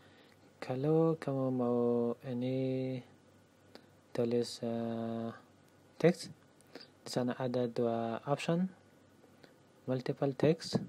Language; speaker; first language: Indonesian; non-native, learner; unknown